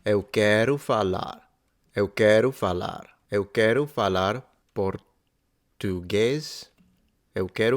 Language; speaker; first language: Portuguese; non-native, learner; Italian